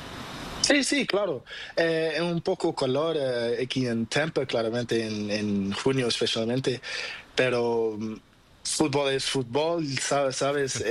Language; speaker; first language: Spanish; non-native, learner; Portuguese